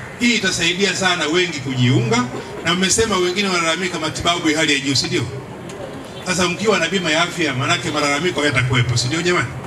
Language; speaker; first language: Swahili; native; Swahili